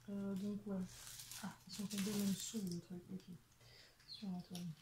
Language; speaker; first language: French; native; French